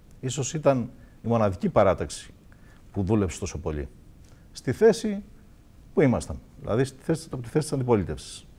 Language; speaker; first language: Greek; native; Greek